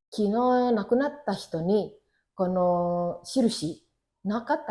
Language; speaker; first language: Japanese; non-native, fluent; Indonesian